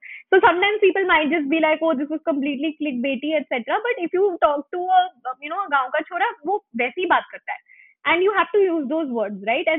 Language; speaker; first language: English; non-native, local second language; Hindi